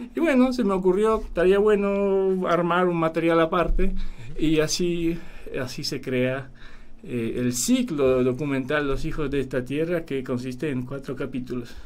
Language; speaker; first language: Spanish; non-native, fluent; Polish